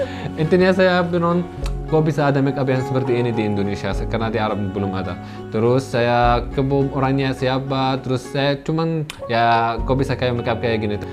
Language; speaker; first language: Indonesian; non-native, fluent; Arabic